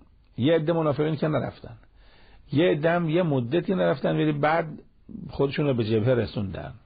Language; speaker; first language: Persian; native; Persian